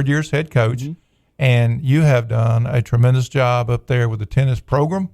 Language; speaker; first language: English; native; English